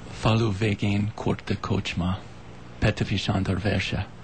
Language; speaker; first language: Hungarian; non-native, learner; English